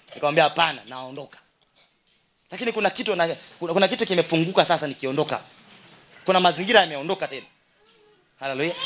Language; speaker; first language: Swahili; native; Swahili